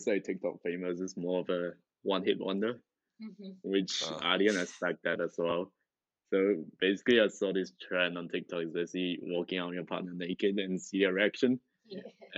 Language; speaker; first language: English; non-native, local second language; Chinese